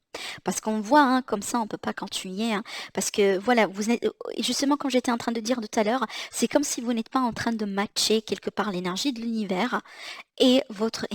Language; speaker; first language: French; native; French